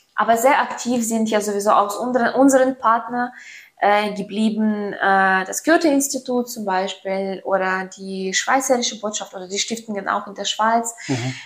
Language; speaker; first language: German; non-native, fluent; Ukrainian